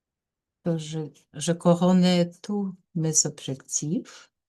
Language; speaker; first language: French; non-native, learner; Russian